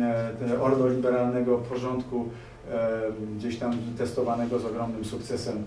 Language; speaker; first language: Polish; native; Polish